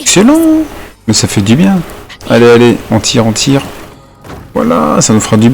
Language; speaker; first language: French; native; French